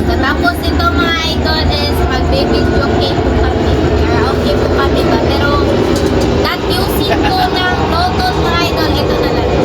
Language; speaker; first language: Filipino; non-native, local second language; Cebuano